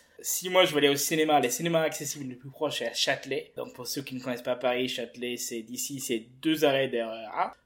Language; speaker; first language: French; early bilingual, heritage; French